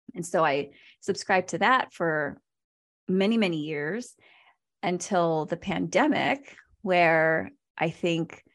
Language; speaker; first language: English; native; English